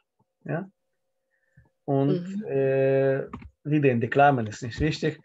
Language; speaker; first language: German; non-native, learner; Russian